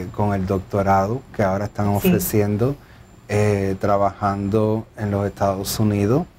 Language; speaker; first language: Spanish; early bilingual, heritage; Spanish